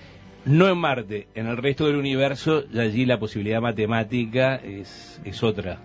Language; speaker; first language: Spanish; native; Spanish